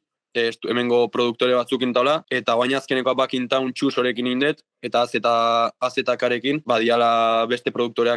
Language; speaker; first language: Basque; native; Basque